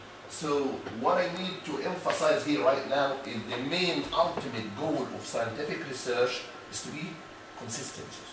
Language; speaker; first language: English; non-native, fluent; Arabic